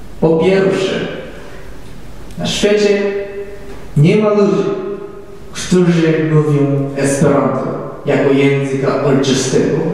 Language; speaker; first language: Polish; non-native, learner; Japanese